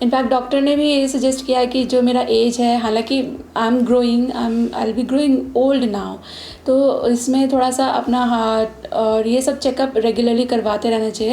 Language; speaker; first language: Hindi; native; Hindi